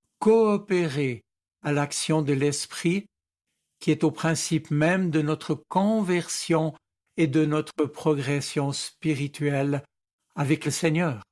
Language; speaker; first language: French; native; French